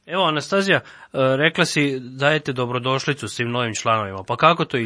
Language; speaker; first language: Serbian; native; Serbian